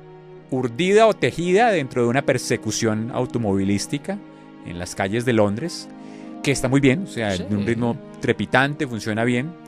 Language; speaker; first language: Spanish; native; Spanish